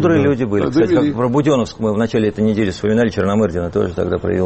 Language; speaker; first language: Russian; native; Russian